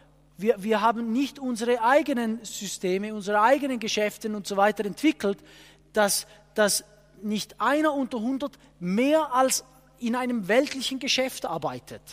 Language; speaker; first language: German; non-native, fluent; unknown